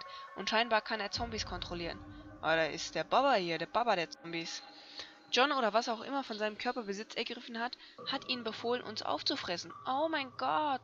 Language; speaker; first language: German; native; German